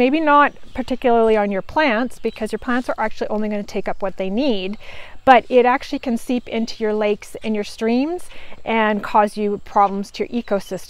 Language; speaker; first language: English; native; English